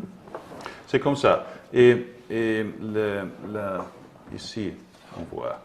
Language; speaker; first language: French; non-native, learner; German